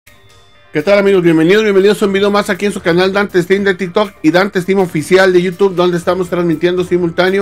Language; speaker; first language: Spanish; native; Spanish